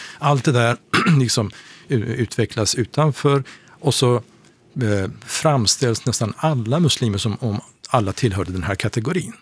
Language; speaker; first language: Swedish; non-native, fluent; Persian